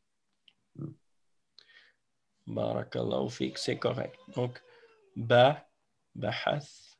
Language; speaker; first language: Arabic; non-native, fluent; French